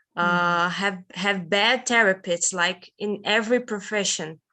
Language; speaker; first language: English; non-native, learner; Portuguese